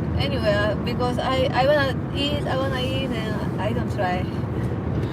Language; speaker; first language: English; non-native, learner; Japanese